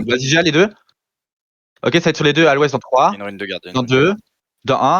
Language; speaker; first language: French; native; French